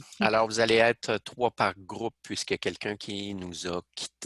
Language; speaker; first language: French; native; French